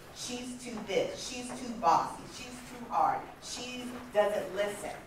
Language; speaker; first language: English; native; English